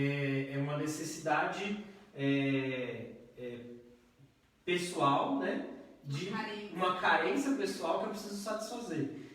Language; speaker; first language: Portuguese; native; Portuguese